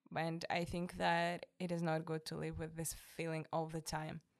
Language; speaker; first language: English; non-native, fluent; Russian